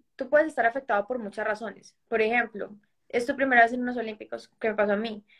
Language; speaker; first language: Spanish; native; Spanish